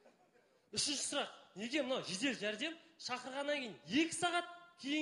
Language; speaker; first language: Kazakh; native; Kazakh